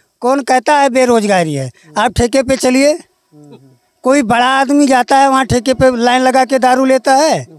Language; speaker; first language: Hindi; native; Hindi